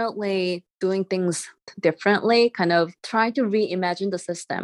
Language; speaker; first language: English; non-native, fluent; Korean